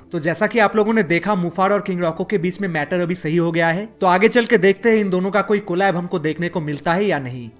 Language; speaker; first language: Hindi; non-native, local second language; Bangla